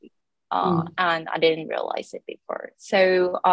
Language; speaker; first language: English; non-native, local second language; Cantonese